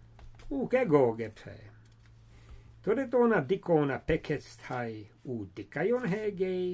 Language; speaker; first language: Greek; non-native, fluent; English